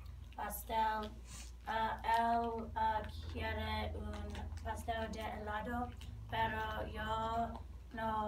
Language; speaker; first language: Spanish; non-native, learner; English